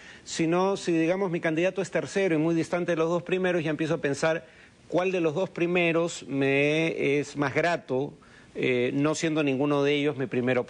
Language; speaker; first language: Spanish; native; Spanish